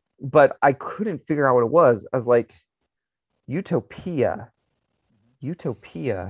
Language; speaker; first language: English; native; English